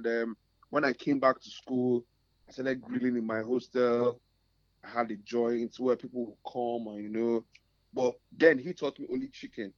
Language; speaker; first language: English; non-native, local second language; Yoruba